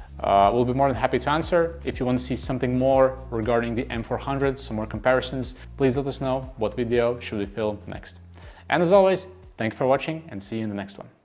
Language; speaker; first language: English; non-native, fluent; Latvian